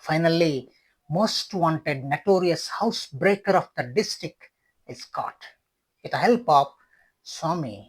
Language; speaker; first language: English; non-native, local second language; Kannada